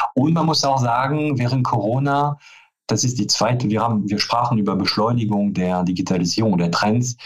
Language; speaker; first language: German; non-native, fluent; French